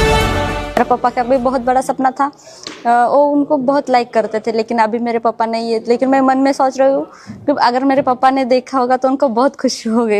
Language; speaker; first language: Hindi; non-native, local second language; Odia